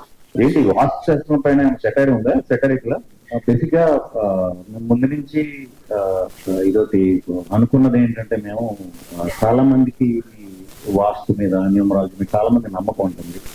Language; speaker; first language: Telugu; native; Telugu